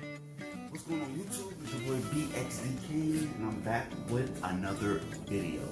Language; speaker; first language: English; native; English